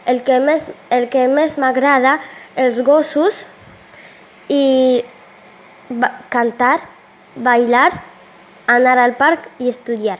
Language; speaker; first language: Catalan; non-native, learner; Arabic